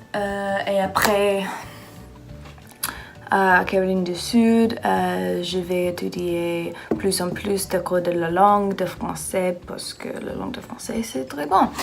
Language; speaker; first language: French; non-native, learner; English